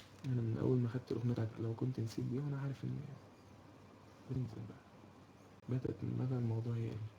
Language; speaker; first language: Arabic; native; Arabic